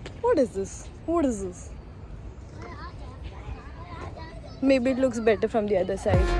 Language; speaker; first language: English; non-native, local second language; Hindi